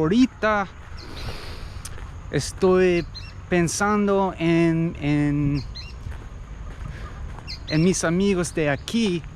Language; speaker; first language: Spanish; non-native, learner; English